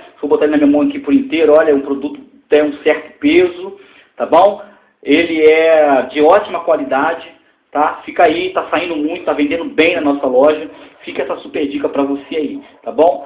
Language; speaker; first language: Portuguese; native; Portuguese